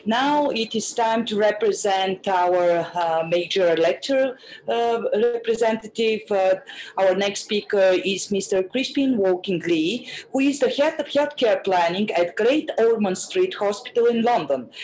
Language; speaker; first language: English; non-native, fluent; Bulgarian